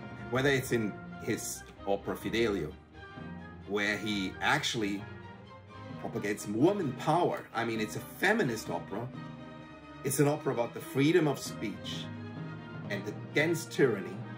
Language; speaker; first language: English; non-native, fluent; German